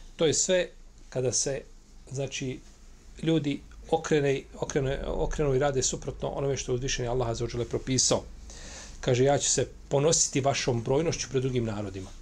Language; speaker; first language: Bosnian; native; Bosnian